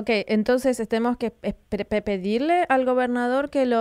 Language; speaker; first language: Spanish; native; Spanish